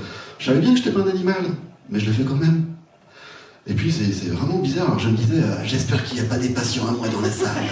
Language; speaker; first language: French; native; French